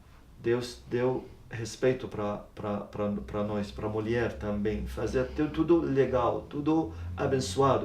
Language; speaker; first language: Portuguese; non-native, learner; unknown